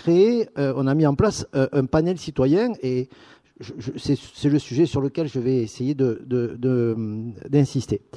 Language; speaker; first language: French; native; French